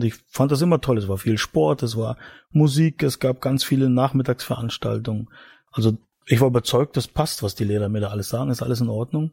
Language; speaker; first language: German; native; German